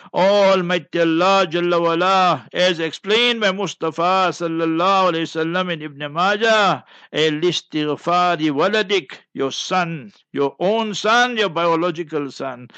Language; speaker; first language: English; native; English